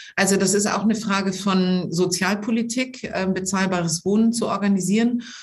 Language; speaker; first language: German; native; German